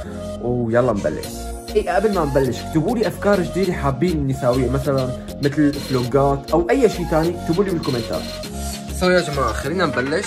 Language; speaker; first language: Arabic; native; Arabic